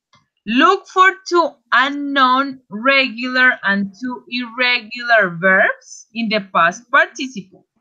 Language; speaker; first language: English; non-native, fluent; Spanish